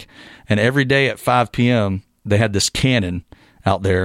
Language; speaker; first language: English; native; English